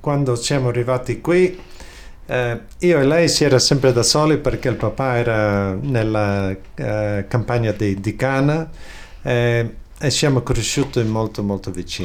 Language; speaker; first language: Italian; early bilingual, other home language; Friulian